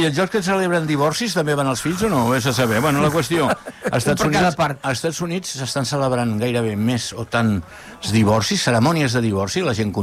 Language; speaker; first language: Catalan; native; Catalan